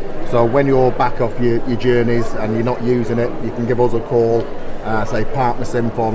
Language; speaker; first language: English; native; English